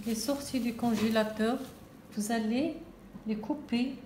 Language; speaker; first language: French; non-native, local second language; Arabic